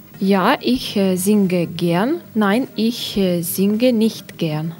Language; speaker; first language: German; non-native, learner; Russian